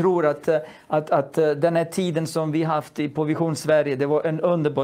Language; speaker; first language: Swedish; non-native, fluent; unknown